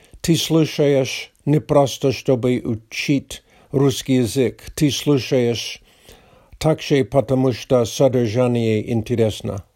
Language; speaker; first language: Russian; non-native, learner; English